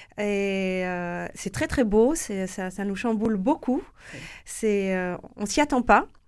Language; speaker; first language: French; native; French